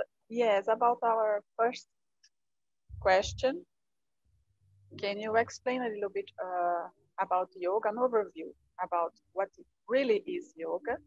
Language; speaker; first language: English; non-native, fluent; Portuguese